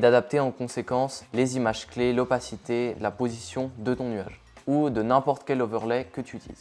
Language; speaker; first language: French; native; French